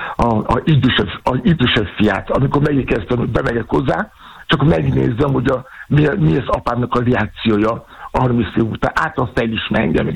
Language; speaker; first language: Hungarian; non-native, fluent; Yoruba